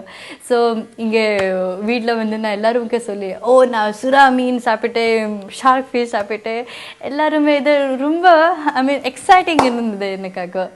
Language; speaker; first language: Tamil; non-native, learner; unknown